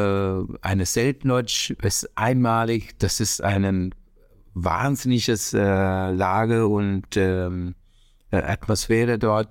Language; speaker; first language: German; non-native, fluent; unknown